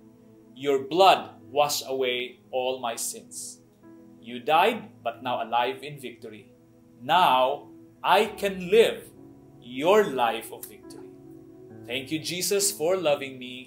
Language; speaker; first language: English; non-native, local second language; Cebuano